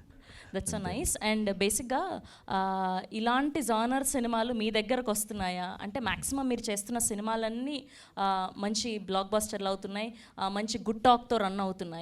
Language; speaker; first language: Telugu; native; Telugu